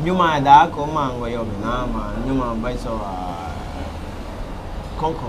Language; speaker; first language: Vietnamese; non-native, learner; Portuguese